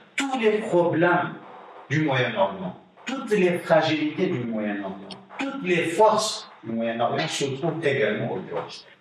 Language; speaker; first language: French; non-native, fluent; Kurdish